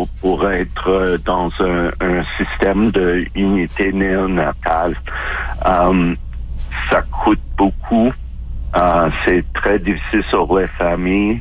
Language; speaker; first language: French; non-native, fluent; English